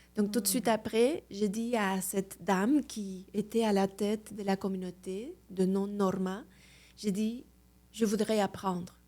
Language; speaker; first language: French; non-native, fluent; Spanish